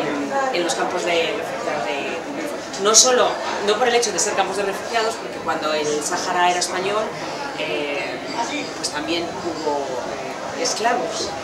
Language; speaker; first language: Spanish; native; Spanish